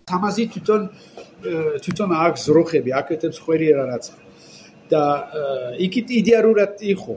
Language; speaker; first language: Georgian; non-native, learner; French